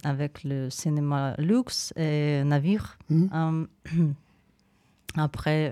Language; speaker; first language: French; non-native, fluent; Ukrainian